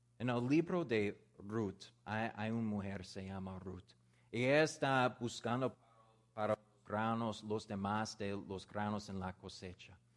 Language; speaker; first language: Spanish; non-native, learner; English